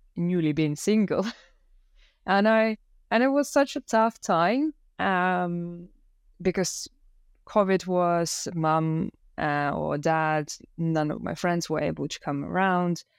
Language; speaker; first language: English; non-native, fluent; Russian